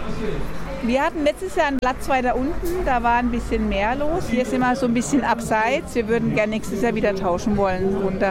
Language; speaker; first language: German; native; German